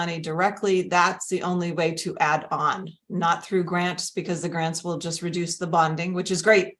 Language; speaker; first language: English; native; English